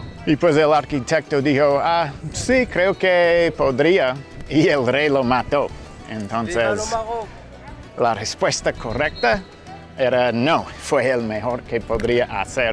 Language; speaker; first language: Spanish; non-native, fluent; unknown